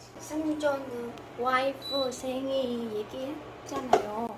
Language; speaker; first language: Korean; non-native, learner; Vietnamese